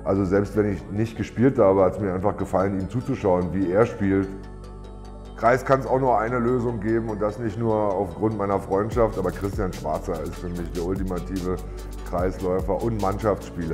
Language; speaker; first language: German; native; German